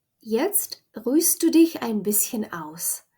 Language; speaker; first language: German; non-native, fluent; Ukrainian